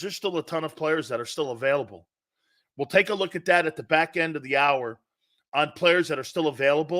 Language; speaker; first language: English; native; English